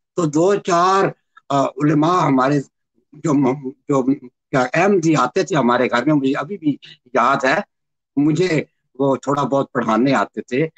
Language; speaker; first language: Urdu; native; Urdu